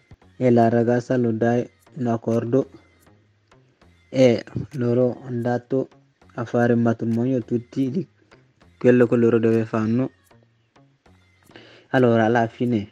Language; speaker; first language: Italian; non-native, learner; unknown